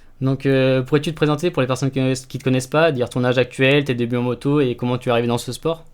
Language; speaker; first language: French; native; French